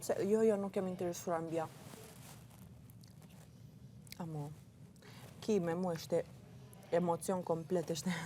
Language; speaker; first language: Albanian; early bilingual, heritage; Italian